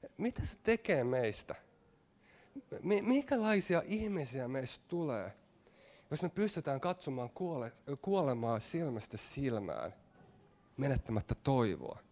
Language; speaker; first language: Finnish; native; Finnish